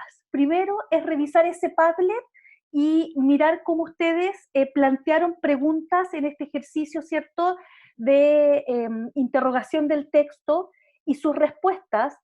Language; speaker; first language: Spanish; native; Spanish